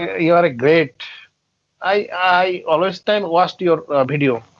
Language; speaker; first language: English; non-native, learner; Bangla